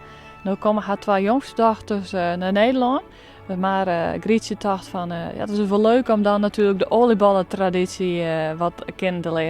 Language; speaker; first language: Dutch; non-native, local second language; Western Frisian